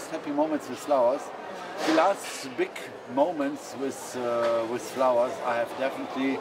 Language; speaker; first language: English; non-native, fluent; German